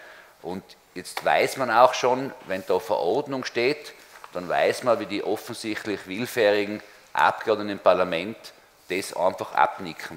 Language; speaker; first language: German; native; German